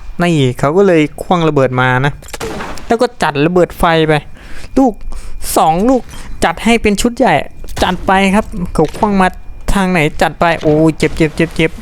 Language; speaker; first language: Thai; native; Thai